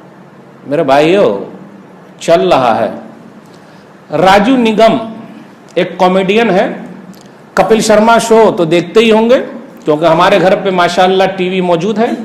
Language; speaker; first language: Hindi; native; Hindi